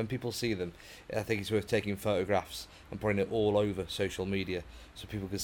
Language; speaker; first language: English; native; English